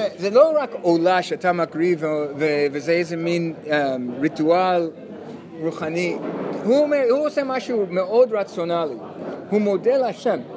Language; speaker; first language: Hebrew; non-native, fluent; English